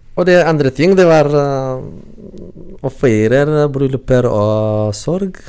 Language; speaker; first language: Norwegian; non-native, learner; Tigrinya